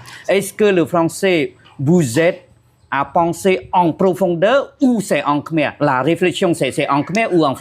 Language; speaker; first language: French; non-native, fluent; Khmer